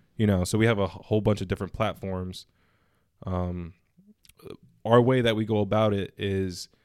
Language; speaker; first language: English; native; English